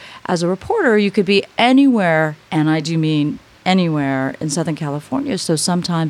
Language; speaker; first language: English; native; English